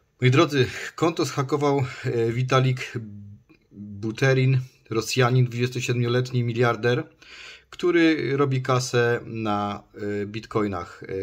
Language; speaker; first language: Polish; native; Polish